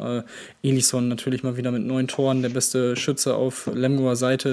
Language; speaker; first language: German; native; German